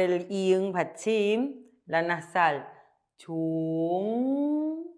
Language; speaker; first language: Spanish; non-native, fluent; Korean